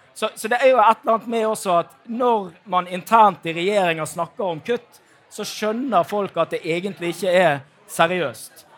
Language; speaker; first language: Norwegian; native; Norwegian